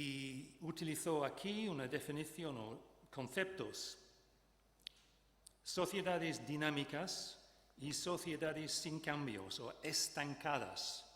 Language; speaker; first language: Spanish; non-native, fluent; English